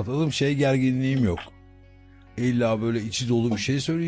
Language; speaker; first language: Turkish; native; Turkish